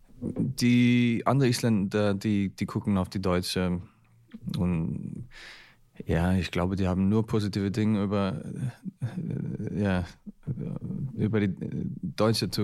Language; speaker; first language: German; non-native, learner; Icelandic